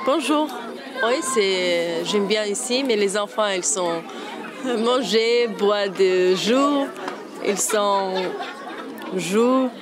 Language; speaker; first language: French; non-native, learner; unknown